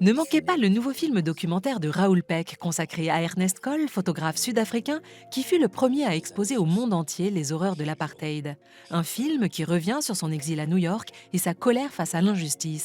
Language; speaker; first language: French; native; French